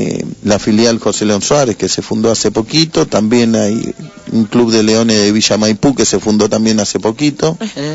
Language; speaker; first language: Spanish; native; Spanish